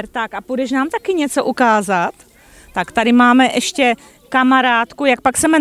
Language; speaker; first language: Czech; native; Czech